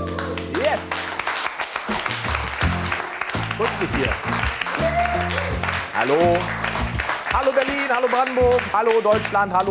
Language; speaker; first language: German; native; German